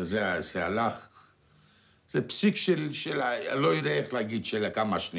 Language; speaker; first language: Hebrew; non-native, fluent; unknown